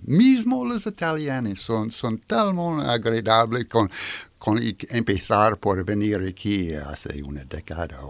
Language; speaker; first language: Spanish; non-native, learner; French